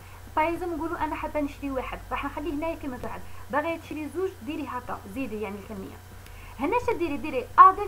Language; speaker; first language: Arabic; native; Arabic